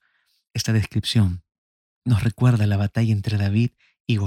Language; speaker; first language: Spanish; native; Spanish